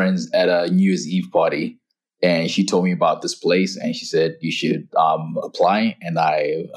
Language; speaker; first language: English; non-native, local second language; Shona